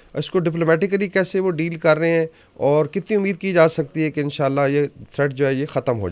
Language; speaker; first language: Urdu; native; Urdu